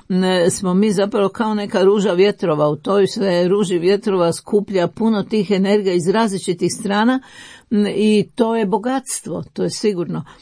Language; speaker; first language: Croatian; native; Croatian